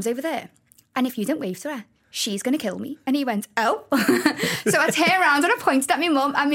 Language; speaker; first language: English; native; English